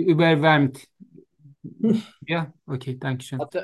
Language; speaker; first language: German; non-native, learner; Turkish